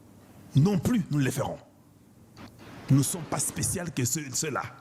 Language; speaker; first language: French; non-native, local second language; Lingala